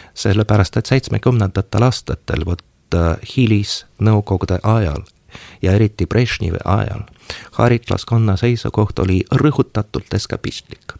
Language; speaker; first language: Estonian; non-native, local second language; Russian